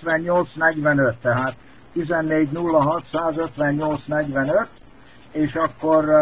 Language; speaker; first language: Hungarian; native; Hungarian